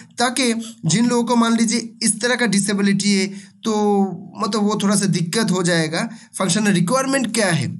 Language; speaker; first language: Hindi; non-native, local second language; Bangla